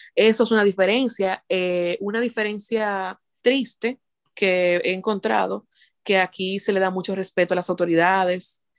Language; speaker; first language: Spanish; native; Spanish